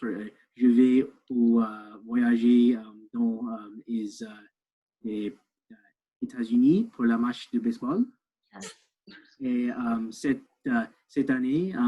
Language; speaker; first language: French; non-native, learner; English